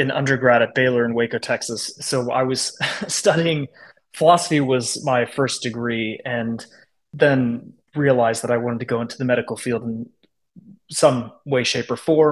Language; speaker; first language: English; native; English